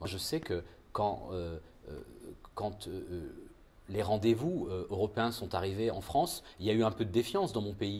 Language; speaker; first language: French; native; French